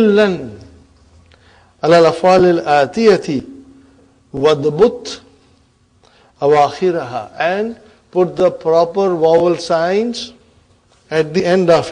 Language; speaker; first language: Arabic; non-native, fluent; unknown